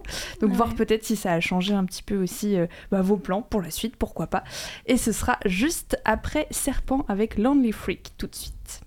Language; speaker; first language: French; native; French